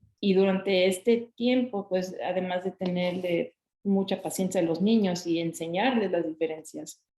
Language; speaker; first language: Spanish; early bilingual, heritage; Spanish